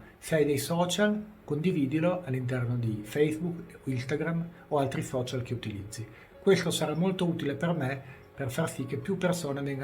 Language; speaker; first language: Italian; native; Italian